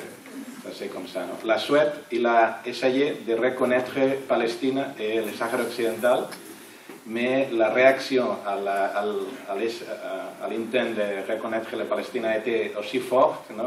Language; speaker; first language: French; non-native, learner; Catalan